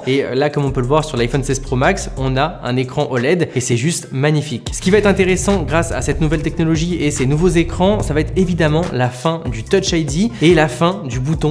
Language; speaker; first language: French; native; French